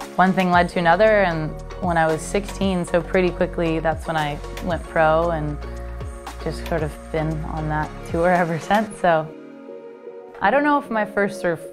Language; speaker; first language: English; native; English